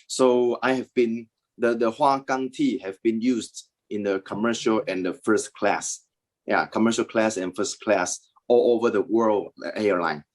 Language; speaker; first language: English; non-native, learner; Chinese